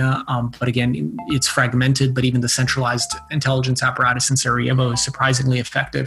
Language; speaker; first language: English; non-native, fluent; Bosnian